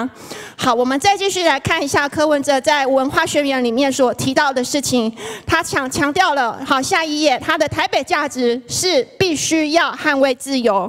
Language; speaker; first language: Chinese; native; Chinese